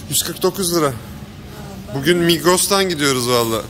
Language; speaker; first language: Turkish; native; Turkish